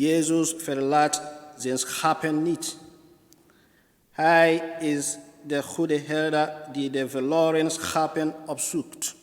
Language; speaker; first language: Dutch; non-native, fluent; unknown